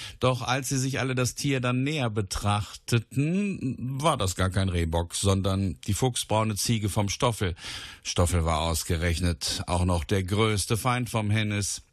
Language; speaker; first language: German; native; German